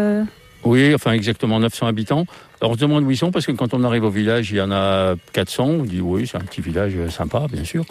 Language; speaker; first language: French; native; French